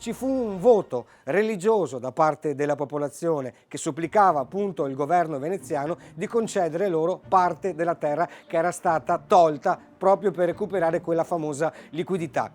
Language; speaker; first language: Italian; native; Italian